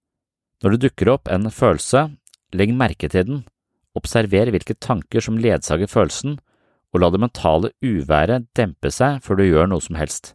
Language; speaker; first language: Norwegian; native; Norwegian